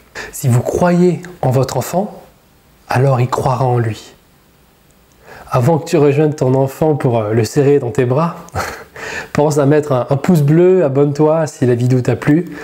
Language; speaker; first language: French; native; French